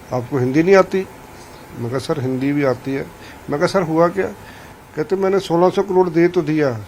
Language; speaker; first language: Hindi; non-native, local second language; Punjabi